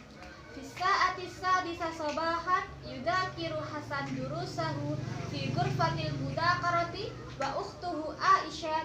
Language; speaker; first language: Arabic; non-native, learner; Indonesian